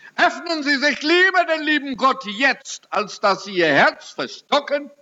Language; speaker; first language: German; early bilingual, heritage; German